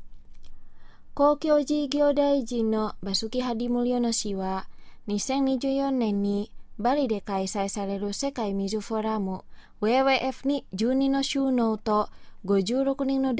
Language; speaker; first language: Japanese; non-native, fluent; Indonesian